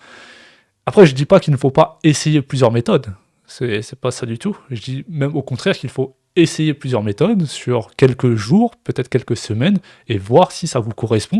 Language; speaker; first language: French; native; French